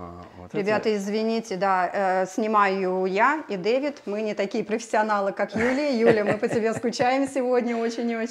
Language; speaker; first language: Russian; native; Russian